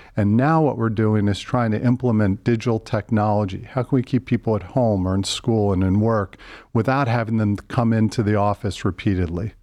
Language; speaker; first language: English; native; English